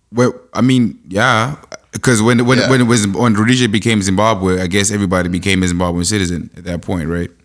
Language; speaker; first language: English; non-native, local second language; Shona